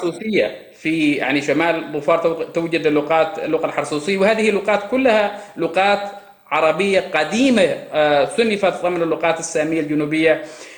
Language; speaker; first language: Arabic; non-native, local second language; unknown